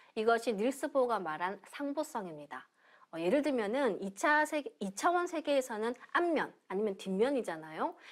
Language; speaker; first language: Korean; native; Korean